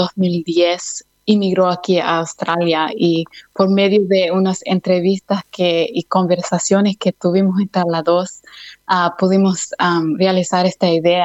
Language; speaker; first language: Spanish; early bilingual, other home language; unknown